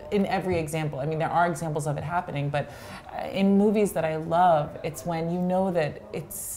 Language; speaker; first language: English; native; English